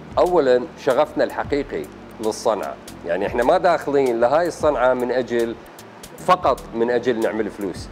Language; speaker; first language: Arabic; native; Arabic